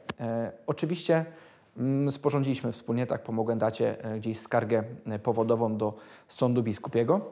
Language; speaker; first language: Polish; native; Polish